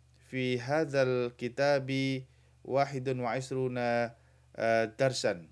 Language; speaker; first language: Arabic; non-native, fluent; Indonesian